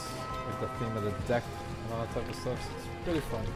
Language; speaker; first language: English; native; English